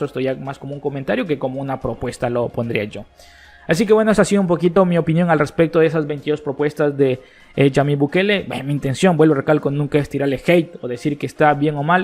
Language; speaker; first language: Spanish; native; Spanish